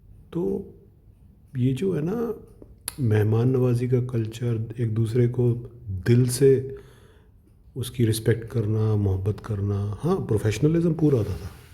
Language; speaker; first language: Hindi; native; Hindi